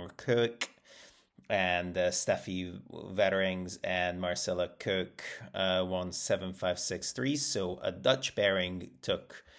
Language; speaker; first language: English; native; English